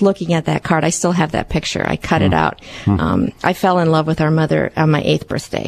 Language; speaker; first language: English; early bilingual, other home language; Hungarian